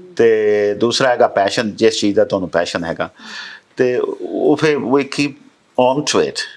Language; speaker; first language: Punjabi; native; Punjabi